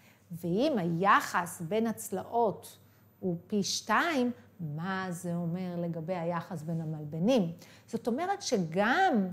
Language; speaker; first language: Hebrew; native; Hebrew